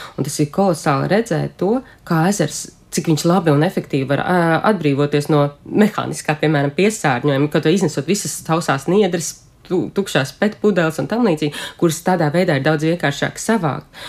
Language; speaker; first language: Latvian; native; Latvian